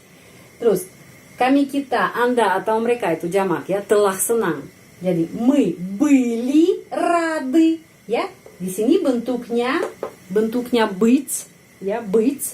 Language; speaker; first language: Indonesian; non-native, fluent; Russian